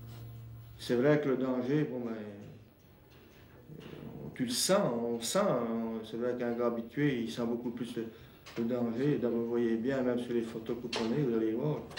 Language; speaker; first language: French; native; French